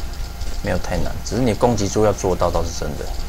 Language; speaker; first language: Chinese; native; Chinese